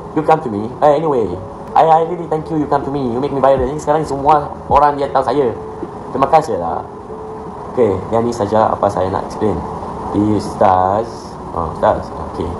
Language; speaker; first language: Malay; non-native, learner; Arabic